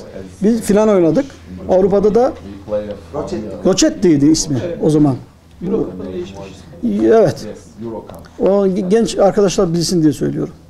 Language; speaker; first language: Turkish; native; Turkish